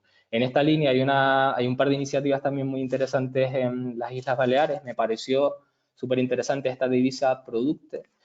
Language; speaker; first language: Spanish; native; Spanish